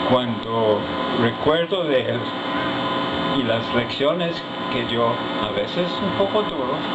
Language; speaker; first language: Spanish; non-native, fluent; English